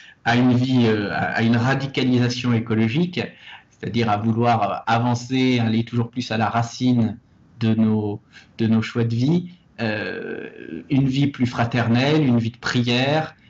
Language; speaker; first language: French; native; French